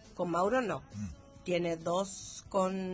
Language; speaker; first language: Spanish; native; Spanish